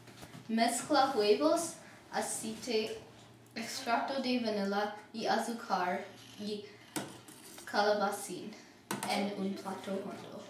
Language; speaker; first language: Spanish; non-native, learner; English